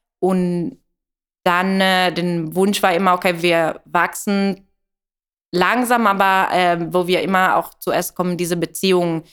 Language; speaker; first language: German; non-native, fluent; Italian